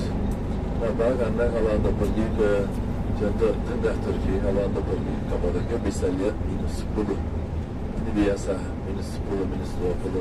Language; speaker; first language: Indonesian; non-native, fluent; Turkish